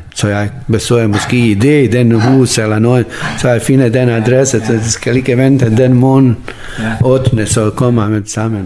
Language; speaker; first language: Danish; non-native, learner; Bosnian